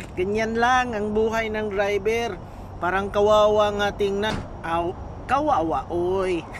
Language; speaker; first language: Filipino; non-native, local second language; Cebuano